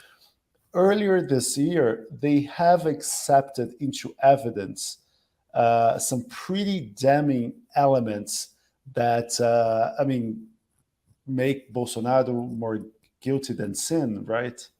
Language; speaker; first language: English; non-native, fluent; Portuguese